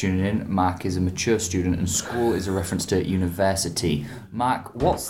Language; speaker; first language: English; native; English